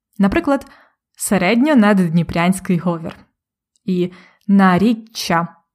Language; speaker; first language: Ukrainian; native; Ukrainian